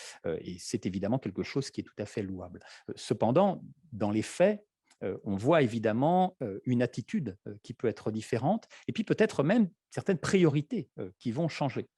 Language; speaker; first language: French; native; French